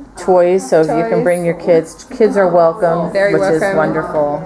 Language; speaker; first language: English; native; English